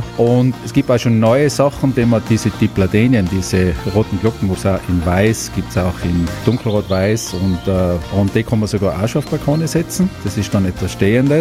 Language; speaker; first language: German; native; German